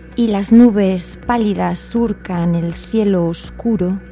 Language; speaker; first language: Spanish; native; Spanish